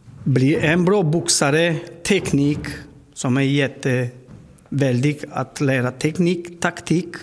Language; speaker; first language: Swedish; non-native, learner; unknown